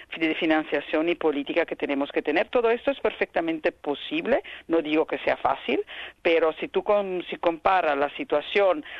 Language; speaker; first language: Spanish; non-native, fluent; Italian